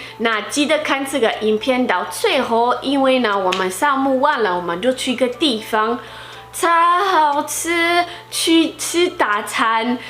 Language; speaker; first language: Chinese; non-native, fluent; Portuguese